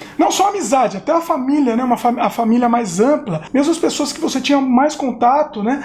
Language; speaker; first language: Portuguese; native; Portuguese